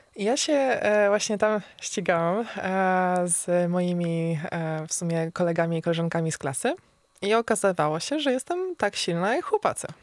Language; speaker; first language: Polish; native; Polish